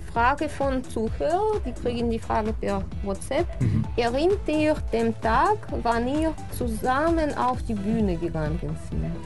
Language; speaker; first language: German; non-native, learner; Russian